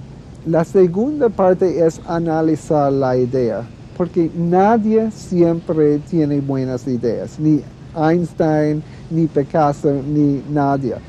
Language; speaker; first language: Spanish; non-native, fluent; English